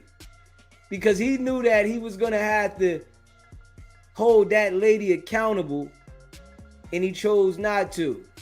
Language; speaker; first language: English; native; English